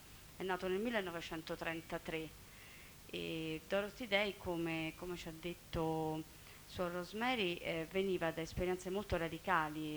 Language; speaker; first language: Italian; native; Italian